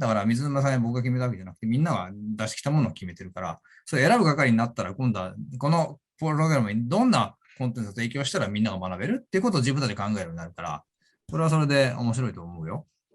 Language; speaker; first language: Japanese; native; Japanese